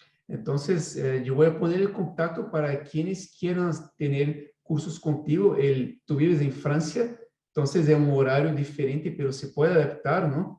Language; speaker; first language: Spanish; non-native, fluent; Portuguese